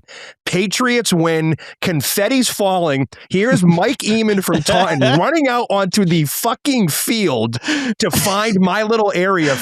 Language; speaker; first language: English; native; English